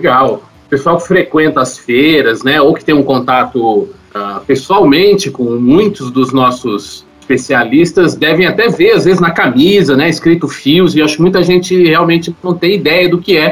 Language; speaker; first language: Portuguese; native; Portuguese